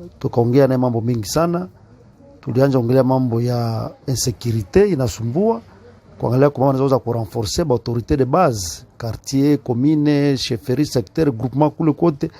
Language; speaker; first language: Swahili; native; Swahili